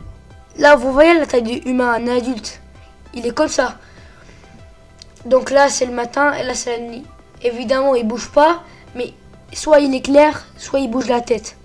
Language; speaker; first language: French; early bilingual, other home language; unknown